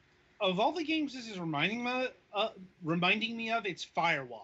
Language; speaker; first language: English; native; English